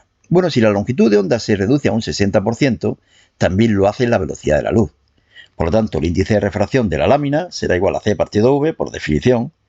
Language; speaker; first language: Spanish; native; Spanish